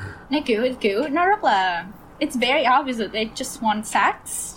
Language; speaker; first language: English; early bilingual, other home language; Vietnamese